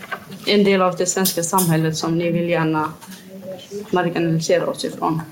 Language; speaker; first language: Swedish; non-native, fluent; Kurdish